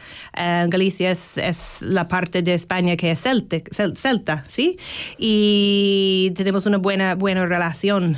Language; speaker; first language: Spanish; non-native, fluent; English